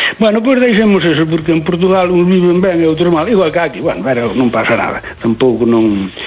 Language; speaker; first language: Galician; native; Galician